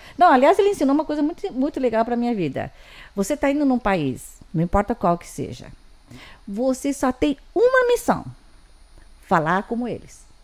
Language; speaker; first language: Portuguese; early bilingual, other home language; Chinese